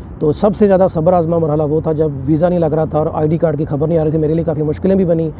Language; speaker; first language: Urdu; non-native, local second language; Punjabi